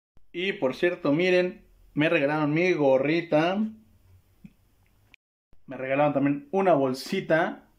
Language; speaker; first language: Spanish; native; Spanish